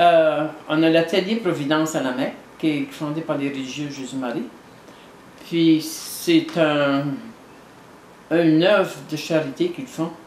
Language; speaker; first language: French; native; French